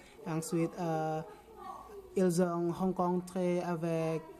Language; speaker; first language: French; non-native, learner; Indonesian